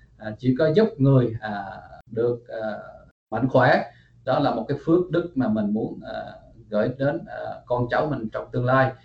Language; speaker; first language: Vietnamese; early bilingual, heritage; Vietnamese